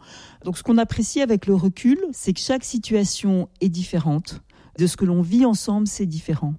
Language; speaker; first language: French; native; French